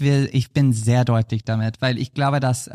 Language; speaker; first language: German; non-native, fluent; English